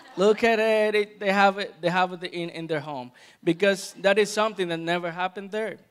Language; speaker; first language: English; non-native, fluent; Spanish